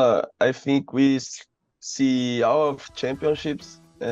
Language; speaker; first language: English; non-native, learner; Portuguese